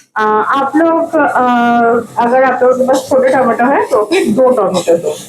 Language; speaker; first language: Hindi; non-native, local second language; Bangla